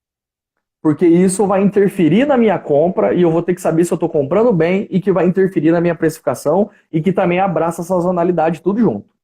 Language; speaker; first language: Portuguese; native; Portuguese